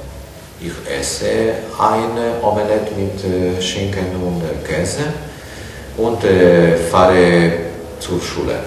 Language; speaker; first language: German; non-native, learner; Spanish